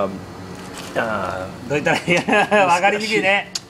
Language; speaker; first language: Japanese; native; Japanese